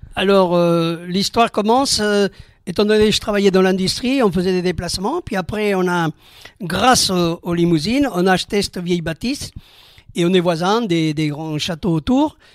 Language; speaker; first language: French; early bilingual, other home language; Spanish